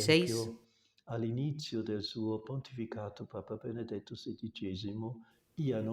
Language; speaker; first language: Italian; non-native, local second language; German